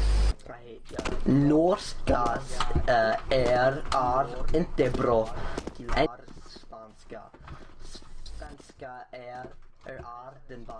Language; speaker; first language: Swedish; non-native, learner; English